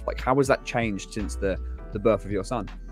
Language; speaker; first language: English; native; English